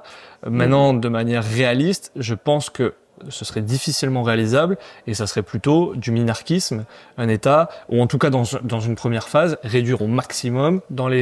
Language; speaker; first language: French; native; French